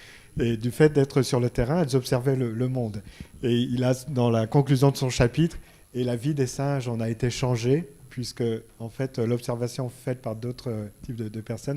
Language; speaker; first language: French; native; French